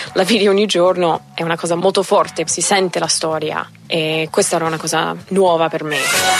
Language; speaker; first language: Italian; non-native, fluent; English